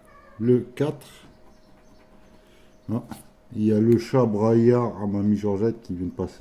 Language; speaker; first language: French; native; French